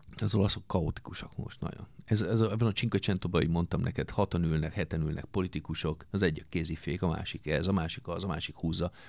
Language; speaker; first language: Hungarian; non-native, fluent; Italian